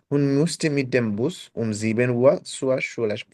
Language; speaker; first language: German; non-native, fluent; Bangla